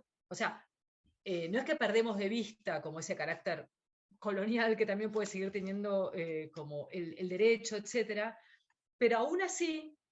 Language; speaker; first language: Spanish; native; Spanish